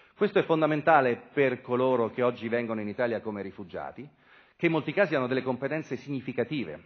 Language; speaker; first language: Italian; native; Italian